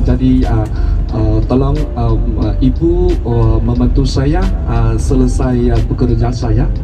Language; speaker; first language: Indonesian; non-native, learner; Vietnamese